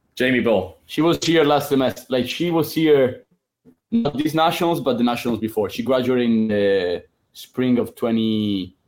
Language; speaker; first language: English; non-native, fluent; Italian